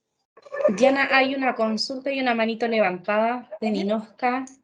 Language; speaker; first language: Spanish; native; Spanish